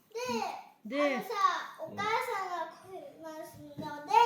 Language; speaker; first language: Japanese; early bilingual, other home language; Mizo